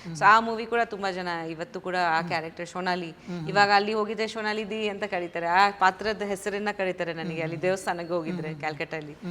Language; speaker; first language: Kannada; non-native, fluent; Bangla